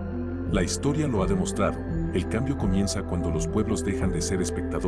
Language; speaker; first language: Spanish; native; Spanish